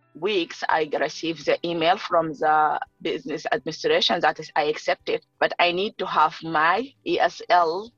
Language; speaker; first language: English; non-native, learner; Arabic